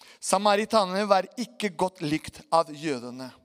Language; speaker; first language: Norwegian; non-native, fluent; Spanish